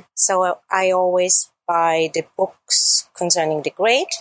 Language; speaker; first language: English; non-native, fluent; German